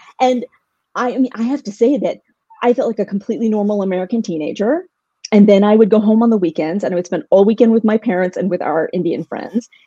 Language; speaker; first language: English; early bilingual, other home language; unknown